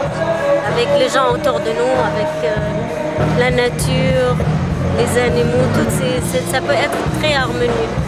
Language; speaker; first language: French; non-native, fluent; Arabic